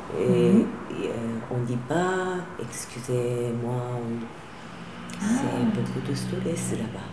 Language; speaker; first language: French; non-native, learner; Japanese